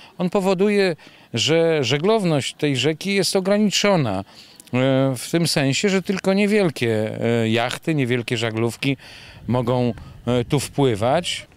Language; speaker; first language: Polish; native; Polish